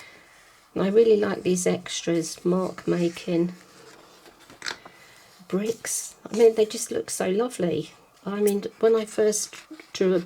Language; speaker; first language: English; native; English